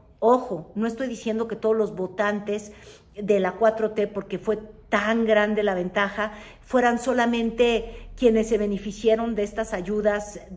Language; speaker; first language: Spanish; native; Spanish